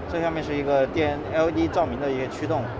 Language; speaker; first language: Chinese; native; Chinese